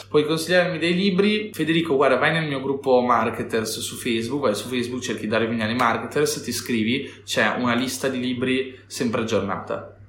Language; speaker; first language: Italian; native; Italian